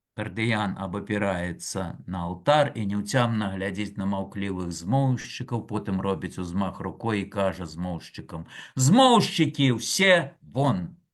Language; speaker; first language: Belarusian; native; Belarusian